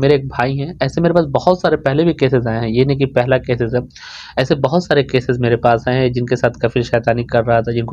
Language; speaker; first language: Hindi; native; Hindi